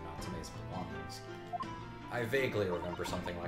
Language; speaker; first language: English; native; English